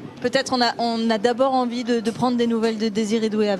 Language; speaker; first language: French; native; French